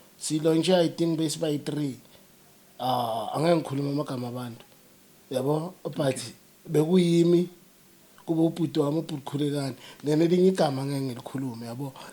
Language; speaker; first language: Zulu; native; Zulu